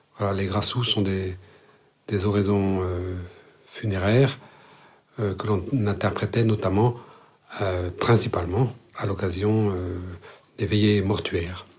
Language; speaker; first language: French; non-native, local second language; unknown